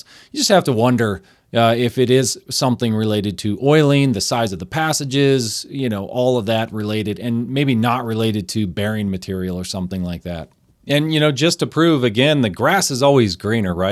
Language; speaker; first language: English; native; English